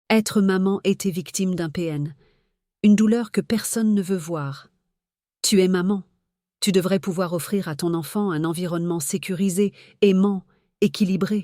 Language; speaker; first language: French; native; French